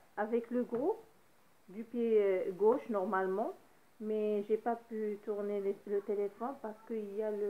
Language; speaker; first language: French; non-native, local second language; Arabic